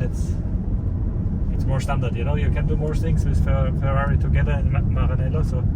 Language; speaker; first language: English; non-native, fluent; German